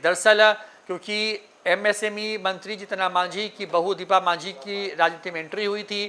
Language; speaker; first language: Hindi; native; Hindi